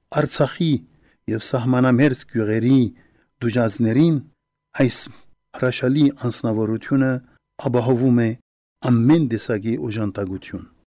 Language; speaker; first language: Armenian; early bilingual, heritage; Armenian